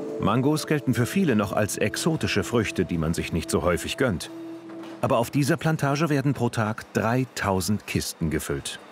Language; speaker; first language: German; native; German